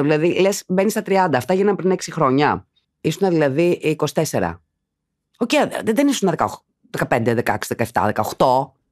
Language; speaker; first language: Greek; native; Greek